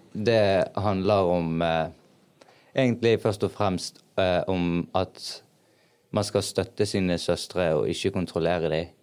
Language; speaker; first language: Norwegian; early bilingual, other home language; Arabic